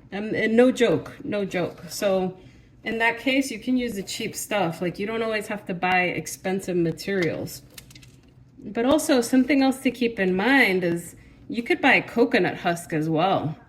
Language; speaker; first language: English; native; English